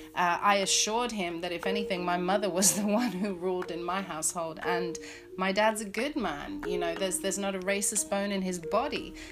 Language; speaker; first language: English; native; English